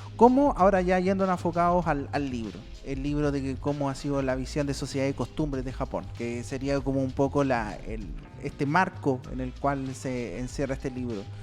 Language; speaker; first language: Spanish; native; Spanish